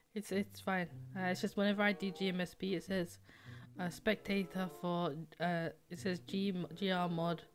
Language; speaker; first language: English; native; English